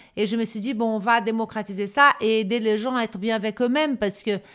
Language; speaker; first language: French; non-native, fluent; Portuguese